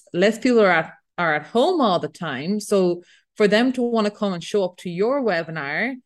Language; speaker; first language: English; native; English